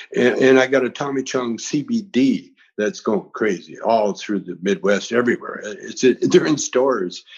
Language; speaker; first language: English; native; English